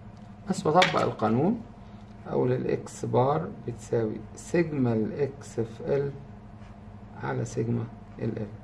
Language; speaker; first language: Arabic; native; Arabic